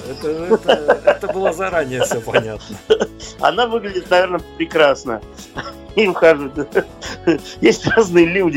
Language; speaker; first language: Russian; native; Russian